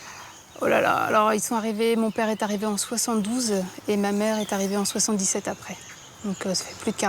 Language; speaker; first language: French; early bilingual, other home language; Turkish